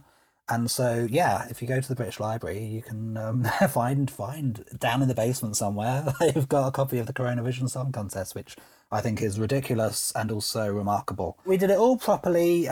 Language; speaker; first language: English; native; English